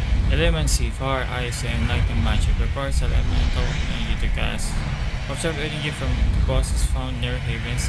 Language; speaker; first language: English; non-native, local second language; Filipino